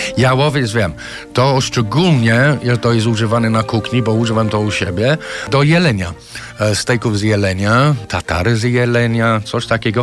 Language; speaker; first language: Polish; non-native, fluent; English